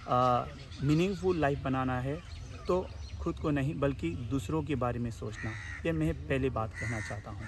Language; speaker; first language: Hindi; non-native, local second language; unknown